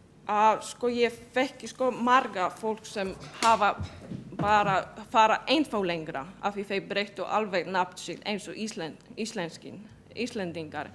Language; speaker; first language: Icelandic; non-native, fluent; Polish